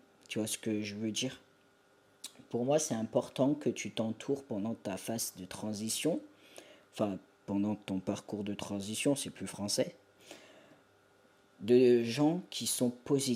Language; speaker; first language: French; native; French